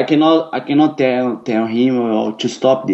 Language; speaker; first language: English; non-native, learner; Portuguese